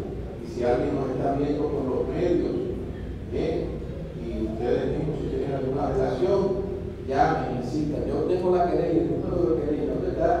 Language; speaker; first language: Spanish; native; Spanish